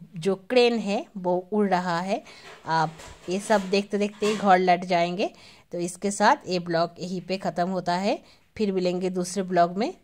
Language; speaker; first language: Hindi; non-native, local second language; Bangla